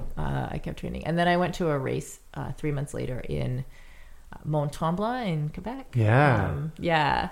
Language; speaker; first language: English; native; English